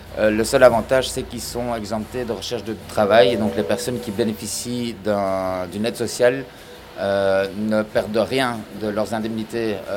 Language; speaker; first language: French; native; French